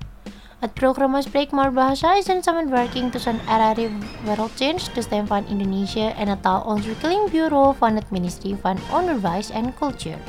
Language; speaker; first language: Dutch; non-native, learner; Indonesian